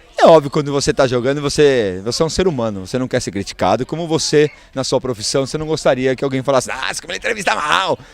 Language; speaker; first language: Portuguese; early bilingual, other home language; Spanish